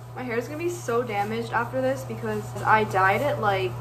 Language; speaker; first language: English; native; English